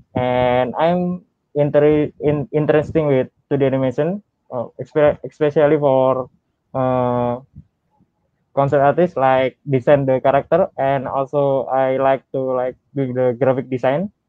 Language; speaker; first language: English; non-native, learner; Indonesian